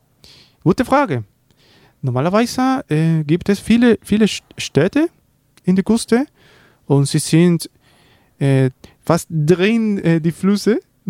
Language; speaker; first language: German; non-native, learner; Spanish